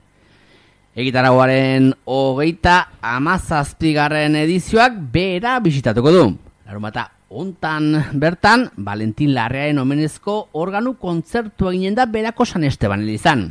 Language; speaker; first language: Basque; native; Basque